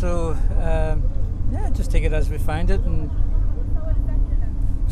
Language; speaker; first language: English; native; English